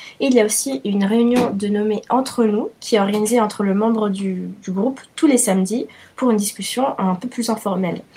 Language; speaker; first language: French; non-native, fluent; Italian